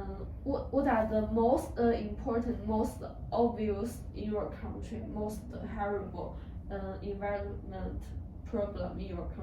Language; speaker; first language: English; non-native, learner; Chinese